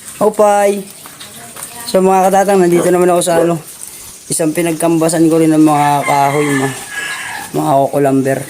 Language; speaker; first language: Filipino; non-native, local second language; Waray